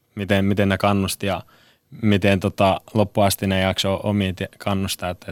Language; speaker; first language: Finnish; non-native, fluent; Persian